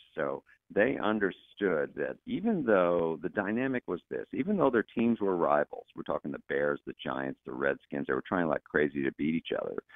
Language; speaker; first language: English; native; English